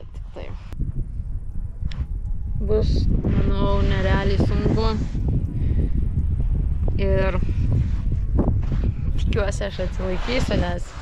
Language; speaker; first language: Lithuanian; native; Lithuanian